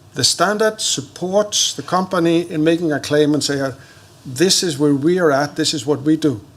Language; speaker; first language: English; non-native, fluent; Icelandic